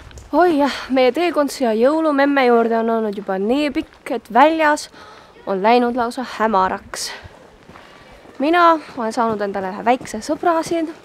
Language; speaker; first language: Estonian; native; Estonian